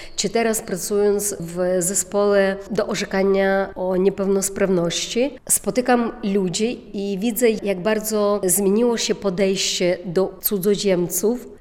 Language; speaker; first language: Polish; non-native, fluent; Ukrainian